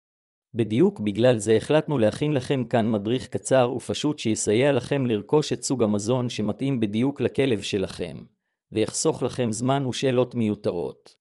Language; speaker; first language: Hebrew; native; Hebrew